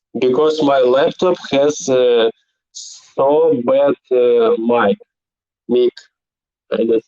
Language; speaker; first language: English; non-native, learner; Belarusian